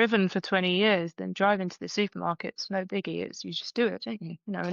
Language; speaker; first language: English; native; English